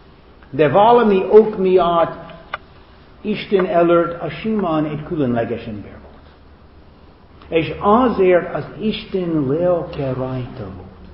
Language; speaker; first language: Hungarian; non-native, fluent; English